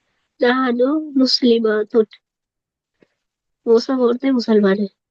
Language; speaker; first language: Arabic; non-native, learner; Urdu